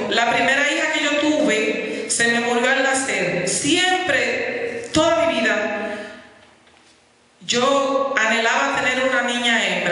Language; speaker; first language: Spanish; native; Spanish